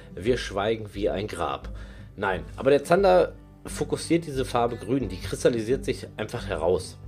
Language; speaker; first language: German; native; German